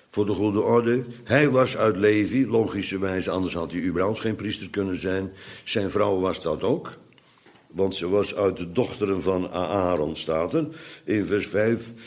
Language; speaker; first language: Dutch; native; Dutch